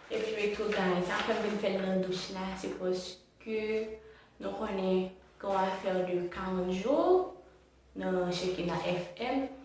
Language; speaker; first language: French; non-native, local second language; Haitian Creole